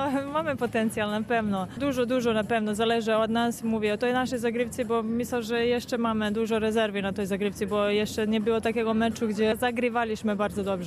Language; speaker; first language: Polish; non-native, fluent; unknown